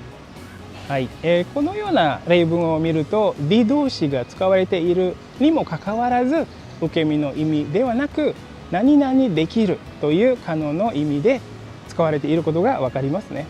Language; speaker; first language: Japanese; non-native, fluent; Indonesian